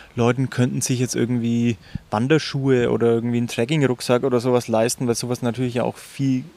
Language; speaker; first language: German; native; German